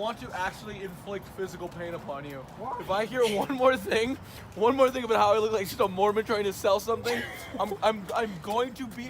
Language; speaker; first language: English; native; English